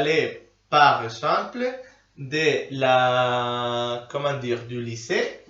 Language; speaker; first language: French; non-native, learner; Spanish